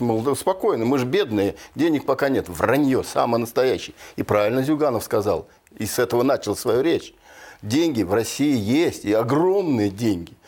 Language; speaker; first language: Russian; native; Russian